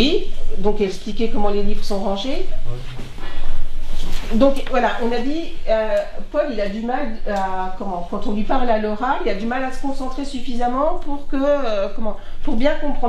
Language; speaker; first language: French; native; French